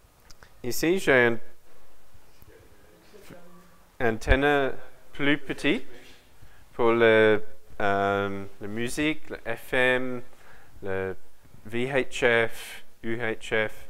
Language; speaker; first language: French; non-native, learner; English